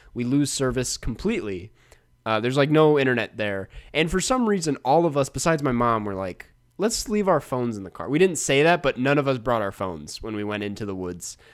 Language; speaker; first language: English; native; English